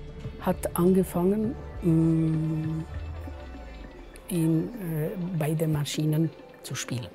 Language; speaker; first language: German; non-native, fluent; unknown